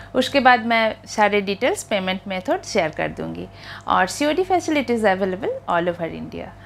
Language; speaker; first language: Hindi; non-native, local second language; Bangla